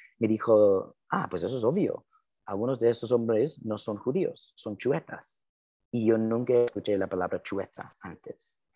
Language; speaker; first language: Spanish; non-native, fluent; English